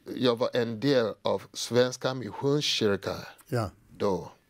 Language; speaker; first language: Swedish; non-native, fluent; Igbo